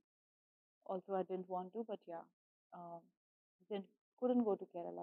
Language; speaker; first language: English; non-native, local second language; Hindi